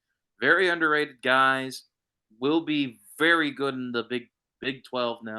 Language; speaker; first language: English; native; English